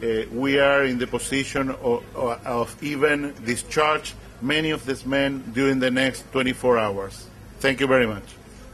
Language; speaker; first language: English; non-native, fluent; Spanish